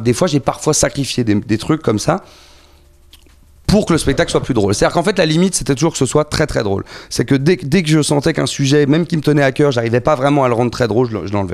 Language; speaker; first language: French; native; French